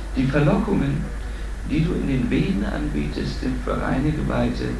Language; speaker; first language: German; native; German